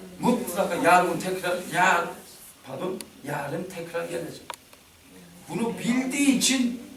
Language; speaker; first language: Turkish; non-native, learner; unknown